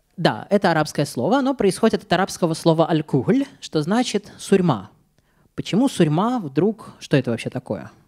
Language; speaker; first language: Russian; native; Russian